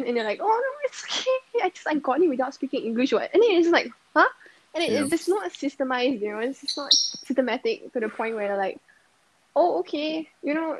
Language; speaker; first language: English; native; English